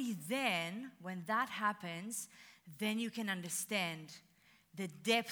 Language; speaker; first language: English; non-native, fluent; Russian